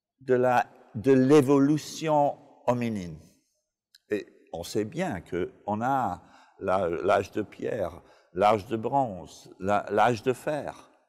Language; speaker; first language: French; non-native, fluent; English